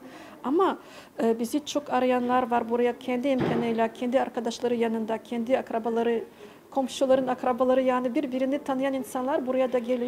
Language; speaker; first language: Turkish; non-native, fluent; Ukrainian